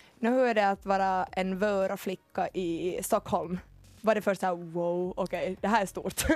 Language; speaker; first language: Swedish; native; Swedish